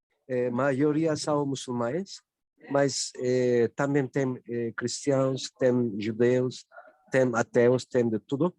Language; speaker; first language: Portuguese; non-native, learner; Turkish